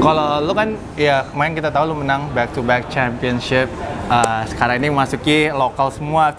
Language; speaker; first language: Indonesian; native; Indonesian